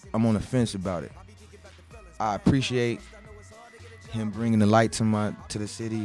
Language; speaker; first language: English; native; English